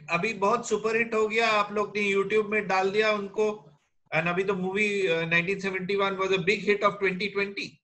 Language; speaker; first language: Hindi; non-native, local second language; Bangla